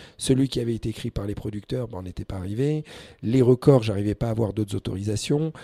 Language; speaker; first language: French; early bilingual, other home language; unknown